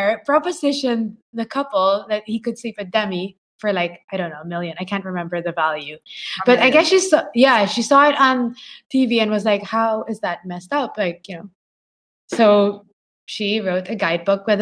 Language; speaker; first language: English; non-native, local second language; Filipino